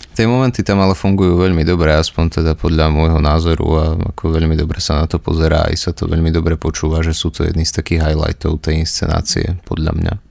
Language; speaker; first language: Slovak; native; Slovak